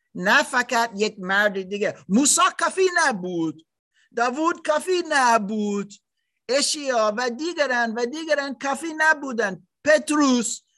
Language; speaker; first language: Persian; non-native, learner; German